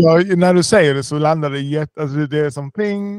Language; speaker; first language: Swedish; early bilingual, other home language; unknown